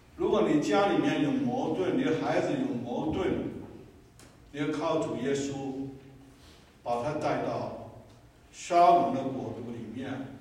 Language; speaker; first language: Chinese; non-native, local second language; Cantonese